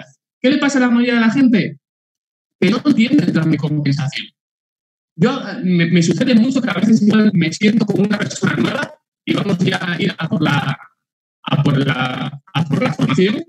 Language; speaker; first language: Spanish; native; Spanish